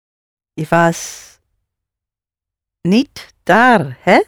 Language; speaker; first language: Dutch; non-native, learner; English